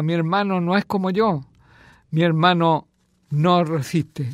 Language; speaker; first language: Spanish; native; Spanish